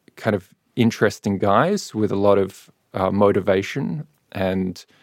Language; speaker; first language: English; native; English